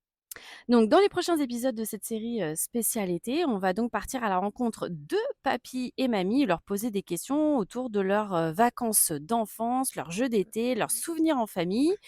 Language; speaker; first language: French; native; French